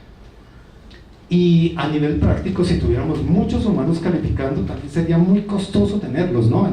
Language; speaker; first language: Spanish; native; Spanish